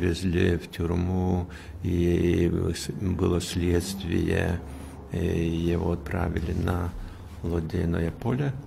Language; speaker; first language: Russian; non-native, fluent; Lithuanian